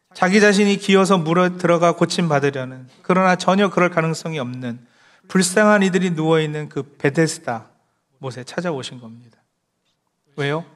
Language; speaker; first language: Korean; early bilingual, heritage; Korean